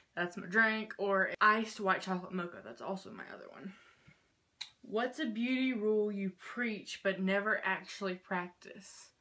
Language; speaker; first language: English; native; English